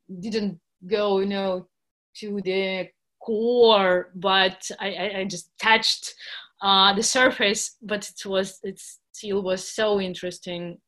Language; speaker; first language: English; non-native, fluent; Russian